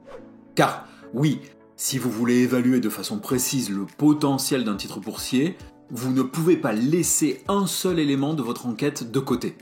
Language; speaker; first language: French; native; French